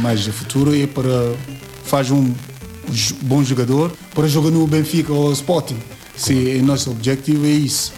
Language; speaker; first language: Portuguese; non-native, learner; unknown